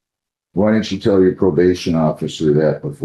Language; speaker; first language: English; native; English